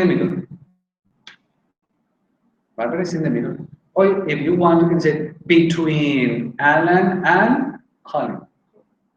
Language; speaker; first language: English; non-native, fluent; Spanish